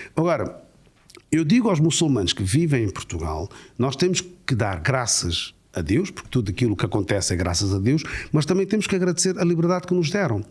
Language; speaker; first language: Portuguese; native; Portuguese